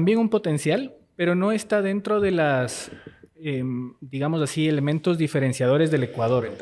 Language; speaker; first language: Spanish; native; Spanish